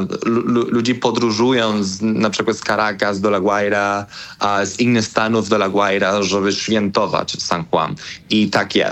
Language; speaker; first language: Polish; non-native, learner; Spanish